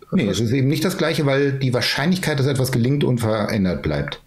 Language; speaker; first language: German; native; German